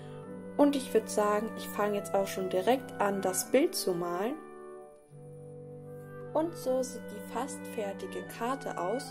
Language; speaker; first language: German; native; German